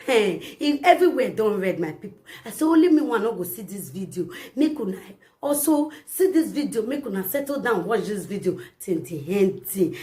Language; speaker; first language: Nigerian Pidgin; native; Nigerian Pidgin